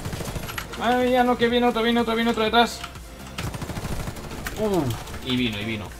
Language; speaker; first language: Spanish; native; Spanish